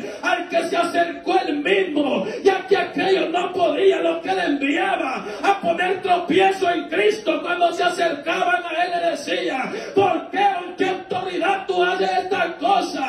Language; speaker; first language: Spanish; native; Spanish